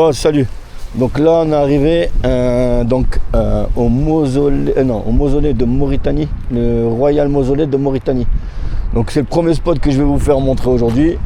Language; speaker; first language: French; native; French